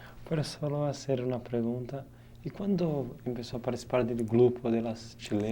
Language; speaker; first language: Spanish; non-native, learner; Portuguese